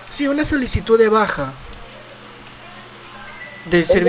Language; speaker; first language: Spanish; native; Spanish